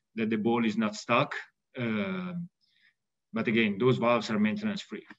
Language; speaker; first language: English; non-native, fluent; Italian